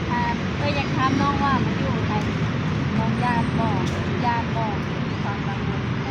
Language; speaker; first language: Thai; non-native, local second language; Northeastern Thai